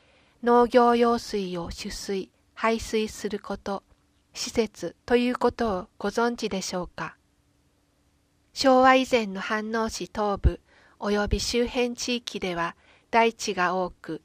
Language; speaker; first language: Japanese; native; Japanese